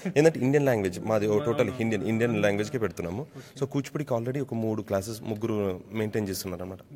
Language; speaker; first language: Telugu; native; Telugu